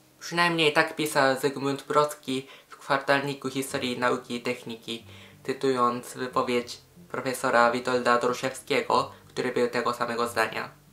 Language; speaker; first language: Polish; non-native, fluent; Japanese